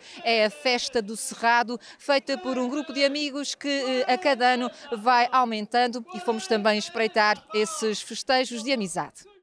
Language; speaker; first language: Portuguese; native; Portuguese